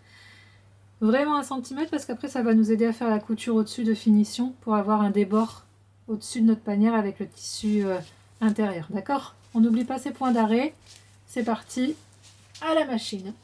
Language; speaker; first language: French; native; French